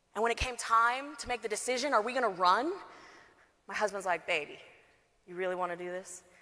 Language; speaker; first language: English; native; English